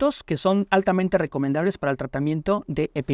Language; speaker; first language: Spanish; native; Spanish